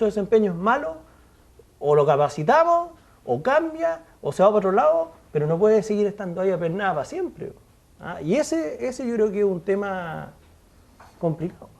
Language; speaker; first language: Spanish; native; Spanish